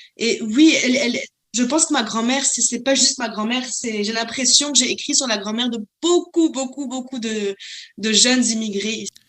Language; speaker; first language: French; non-native, local second language; Arabic